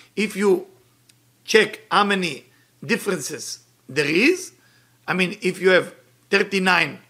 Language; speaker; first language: English; non-native, fluent; Hebrew